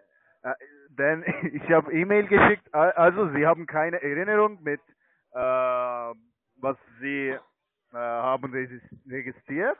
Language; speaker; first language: German; non-native, learner; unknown